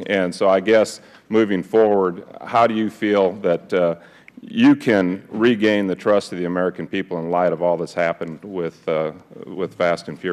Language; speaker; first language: English; native; English